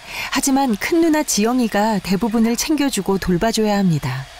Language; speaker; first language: Korean; native; Korean